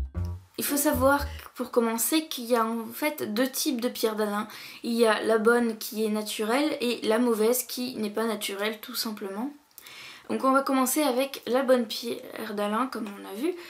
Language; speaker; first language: French; native; French